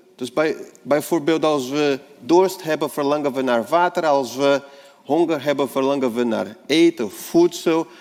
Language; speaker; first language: Dutch; non-native, fluent; Portuguese